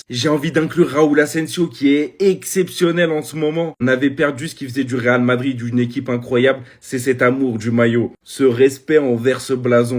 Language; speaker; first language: French; native; French